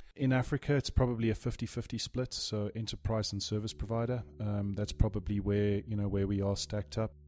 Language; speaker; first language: English; native; English